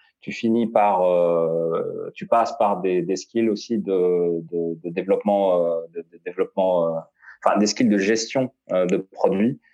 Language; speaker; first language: French; non-native, local second language; Arabic